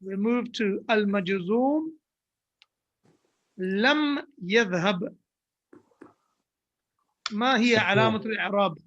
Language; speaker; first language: Arabic; non-native, fluent; English